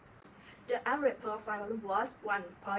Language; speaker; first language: English; non-native, learner; Thai